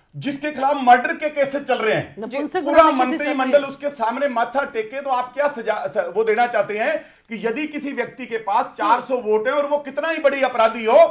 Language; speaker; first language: Hindi; native; Hindi